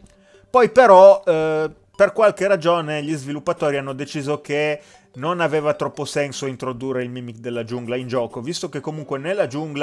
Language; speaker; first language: Italian; native; Italian